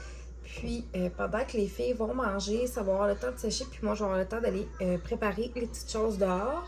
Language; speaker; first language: French; native; French